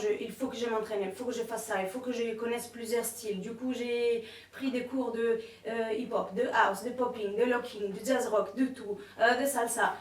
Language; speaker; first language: French; non-native, fluent; Italian